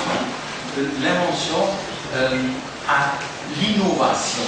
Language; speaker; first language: French; non-native, fluent; German